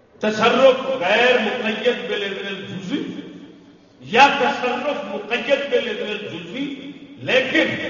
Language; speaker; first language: Urdu; non-native, local second language; Punjabi